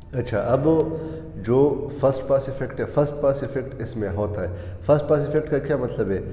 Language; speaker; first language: Urdu; non-native, local second language; Pashto